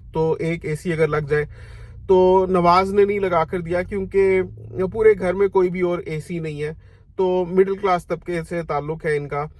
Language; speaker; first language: Urdu; non-native, local second language; Punjabi